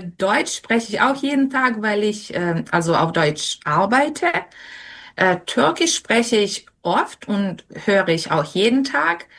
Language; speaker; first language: German; non-native, fluent; Serbian